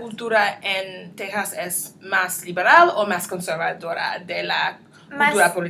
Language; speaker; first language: Spanish; non-native, learner; English